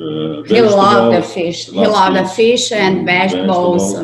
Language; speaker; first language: English; non-native, learner; Portuguese